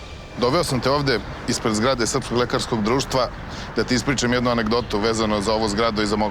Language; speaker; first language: Bosnian; native; Bosnian